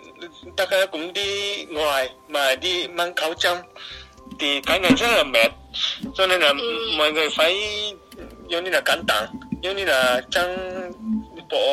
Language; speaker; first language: Vietnamese; non-native, fluent; Japanese